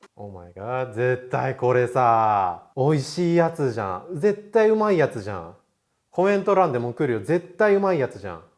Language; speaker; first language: Japanese; non-native, fluent; Filipino